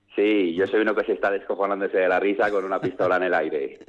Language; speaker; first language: Spanish; early bilingual, other home language; English